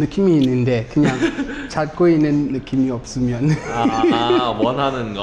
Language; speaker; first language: Korean; non-native, learner; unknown